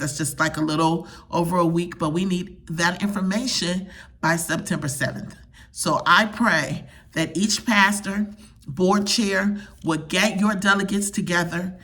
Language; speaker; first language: English; native; English